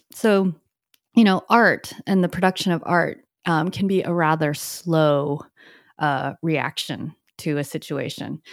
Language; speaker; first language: English; native; English